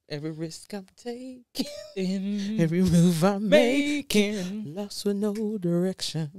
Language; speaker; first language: English; native; English